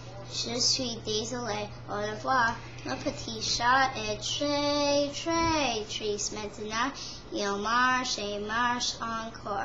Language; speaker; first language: French; non-native, learner; English